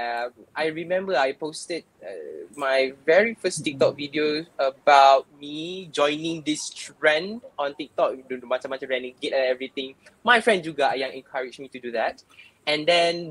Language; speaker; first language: English; non-native, local second language; Malay